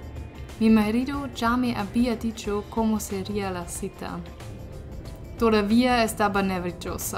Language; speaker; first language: Spanish; non-native, learner; German